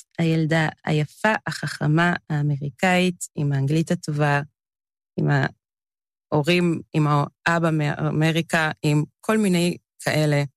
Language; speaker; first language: Hebrew; early bilingual, other home language; English